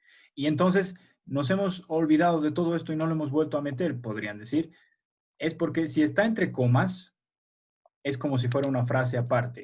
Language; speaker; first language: Spanish; native; Spanish